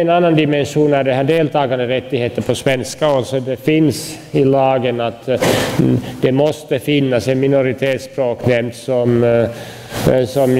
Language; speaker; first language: Swedish; non-native, local second language; Finnish